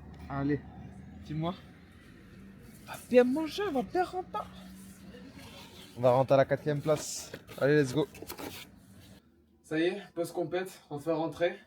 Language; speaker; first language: French; native; French